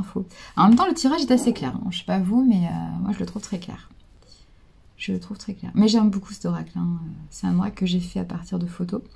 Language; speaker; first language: French; native; French